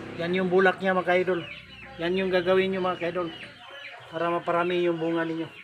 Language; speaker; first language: Filipino; non-native, local second language; Cebuano